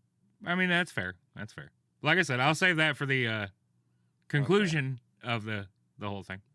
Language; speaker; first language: English; native; English